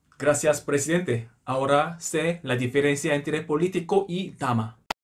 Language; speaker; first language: Spanish; non-native, learner; Korean